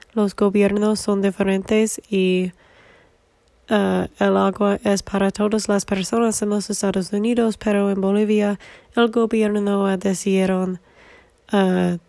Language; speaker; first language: Spanish; non-native, learner; English